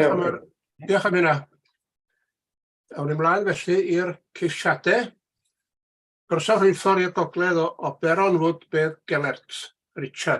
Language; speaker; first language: Welsh; native; Welsh